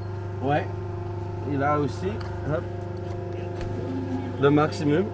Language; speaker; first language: French; non-native, local second language; Dutch